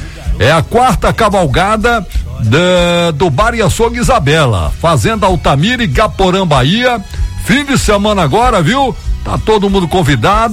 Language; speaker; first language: Portuguese; native; Portuguese